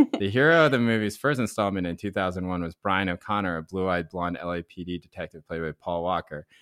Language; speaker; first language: English; early bilingual, other home language; Korean